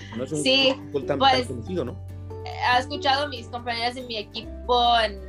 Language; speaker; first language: Spanish; early bilingual, heritage; Spanish